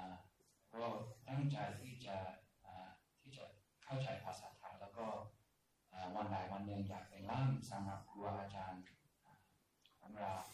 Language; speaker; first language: Thai; non-native, fluent; English